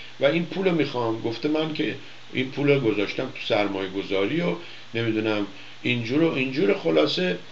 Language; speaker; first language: Persian; native; Persian